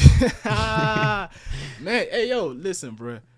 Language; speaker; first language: English; early bilingual, other home language; Spanish